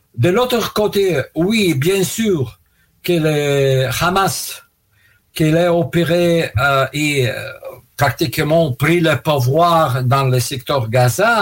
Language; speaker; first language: French; non-native, fluent; Russian